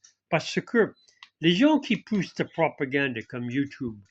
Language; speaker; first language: French; non-native, fluent; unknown